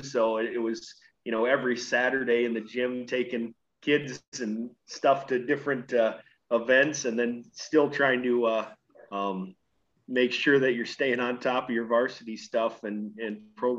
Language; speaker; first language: English; native; English